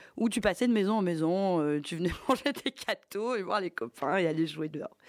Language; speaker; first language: French; early bilingual, other home language; Ukrainian